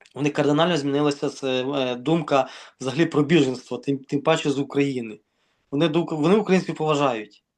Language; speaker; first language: Ukrainian; native; Ukrainian